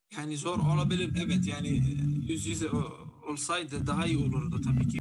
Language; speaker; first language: Turkish; non-native, fluent; Arabic